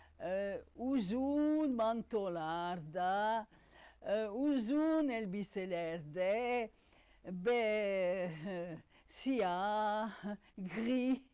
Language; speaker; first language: Turkish; non-native, learner; French